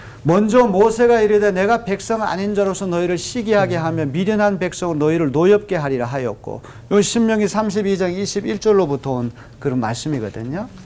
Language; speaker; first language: Korean; native; Korean